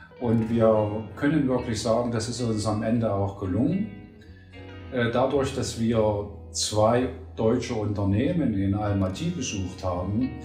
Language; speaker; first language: German; native; German